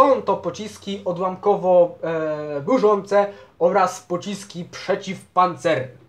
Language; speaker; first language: Polish; native; Polish